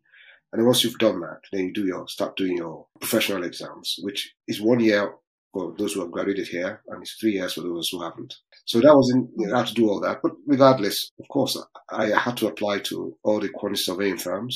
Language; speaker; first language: English; non-native, local second language; Yoruba